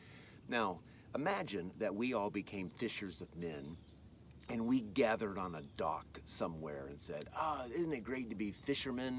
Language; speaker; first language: English; native; English